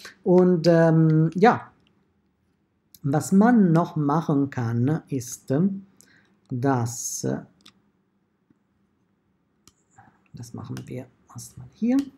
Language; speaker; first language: German; non-native, fluent; Italian